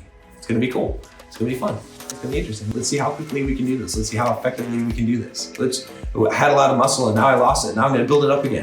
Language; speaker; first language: English; native; English